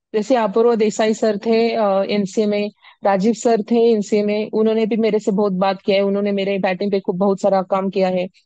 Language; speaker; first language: Hindi; non-native, local second language; Marathi